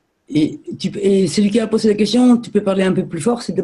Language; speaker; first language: French; native; French